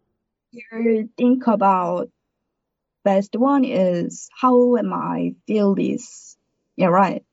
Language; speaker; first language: English; non-native, learner; Korean